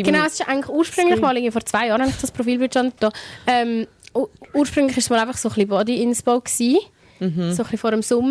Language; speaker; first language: German; native; German